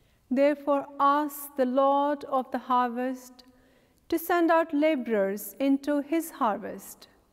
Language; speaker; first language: English; non-native, local second language; Punjabi